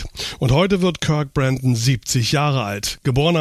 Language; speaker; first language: German; native; German